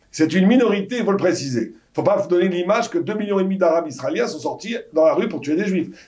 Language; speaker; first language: French; native; French